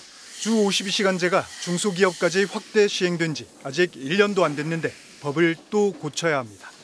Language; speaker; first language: Korean; native; Korean